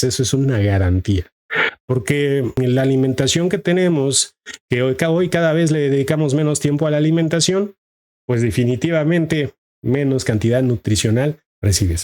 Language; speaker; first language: Spanish; native; Spanish